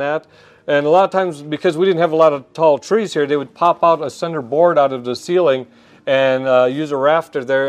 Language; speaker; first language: English; native; English